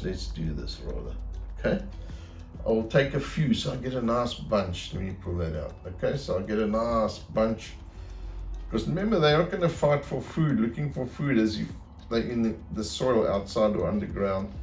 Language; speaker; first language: English; native; English